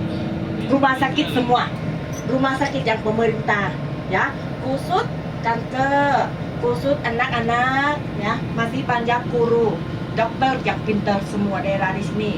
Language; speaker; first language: Indonesian; non-native, learner; Thai